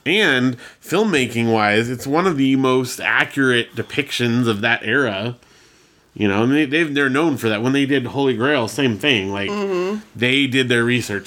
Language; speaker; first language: English; native; English